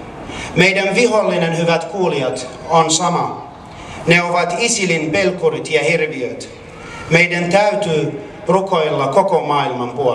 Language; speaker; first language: Finnish; non-native, fluent; Arabic